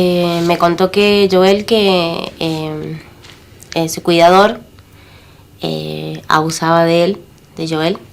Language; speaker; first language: Spanish; native; Spanish